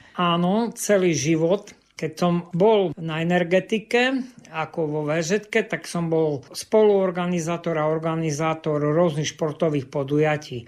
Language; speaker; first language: Slovak; non-native, local second language; Rusyn